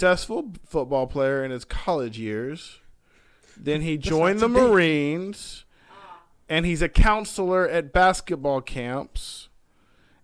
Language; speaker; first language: English; native; English